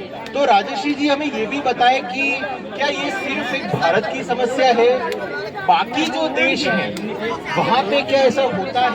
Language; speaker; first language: Hindi; native; Hindi